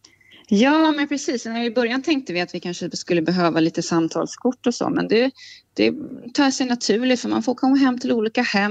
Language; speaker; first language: Swedish; native; Swedish